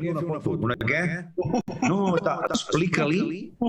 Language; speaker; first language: Catalan; native; Catalan